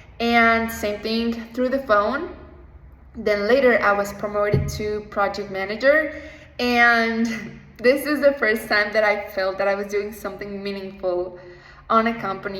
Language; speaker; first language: English; non-native, fluent; Spanish